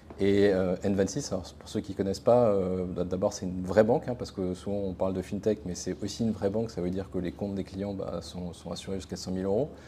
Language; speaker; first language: French; native; French